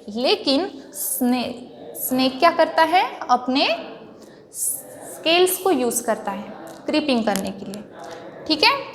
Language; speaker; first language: Hindi; non-native, local second language; Marathi